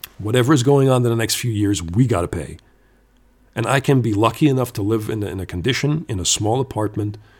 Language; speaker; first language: English; non-native, fluent; German